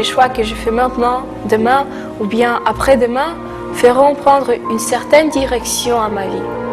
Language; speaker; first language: French; non-native, fluent; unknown